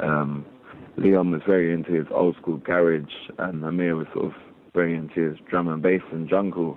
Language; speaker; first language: English; native; English